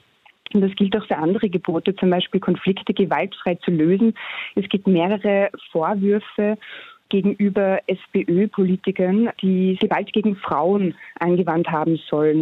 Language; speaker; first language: German; native; German